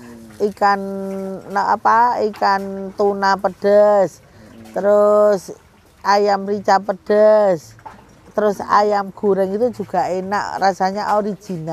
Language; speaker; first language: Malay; non-native, local second language; Javanese